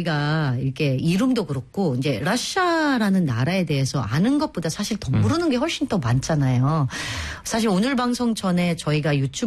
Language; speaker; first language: Korean; non-native, fluent; Filipino